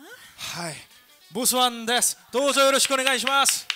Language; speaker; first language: Japanese; non-native, learner; Korean